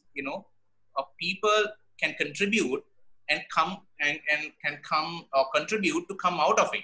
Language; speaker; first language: English; non-native, local second language; Sinhala